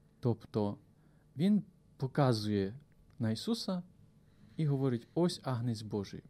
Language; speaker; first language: Ukrainian; native; Ukrainian